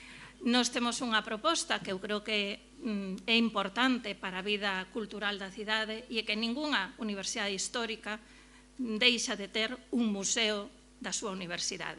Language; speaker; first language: Galician; native; Galician